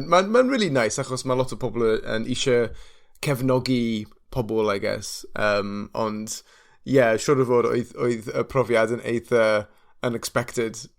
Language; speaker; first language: Welsh; non-native, fluent; English